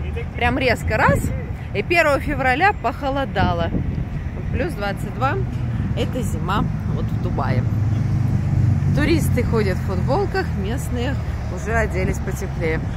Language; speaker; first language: Russian; native; Russian